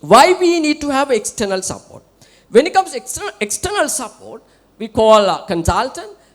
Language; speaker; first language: English; non-native, local second language; Sinhala